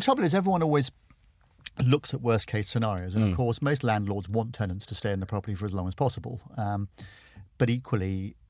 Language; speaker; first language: English; native; English